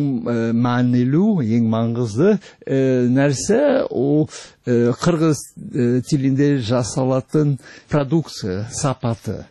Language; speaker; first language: Kazakh; non-native, fluent; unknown